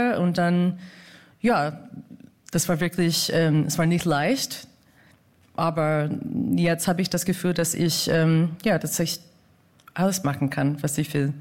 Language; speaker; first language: German; non-native, fluent; English